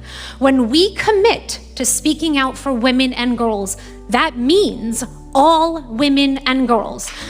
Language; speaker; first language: English; early bilingual, other home language; Persian